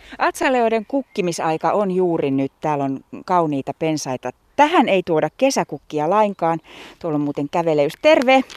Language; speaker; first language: Finnish; native; Finnish